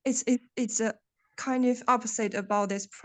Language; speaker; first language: English; non-native, learner; Chinese